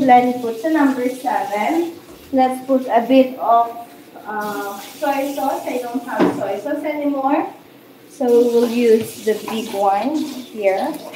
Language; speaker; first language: English; non-native, local second language; Filipino